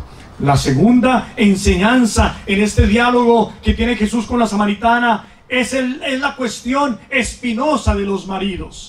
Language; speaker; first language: Spanish; native; Spanish